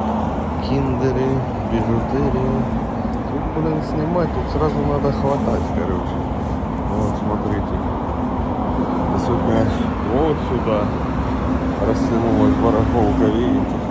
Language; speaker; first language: Russian; native; Russian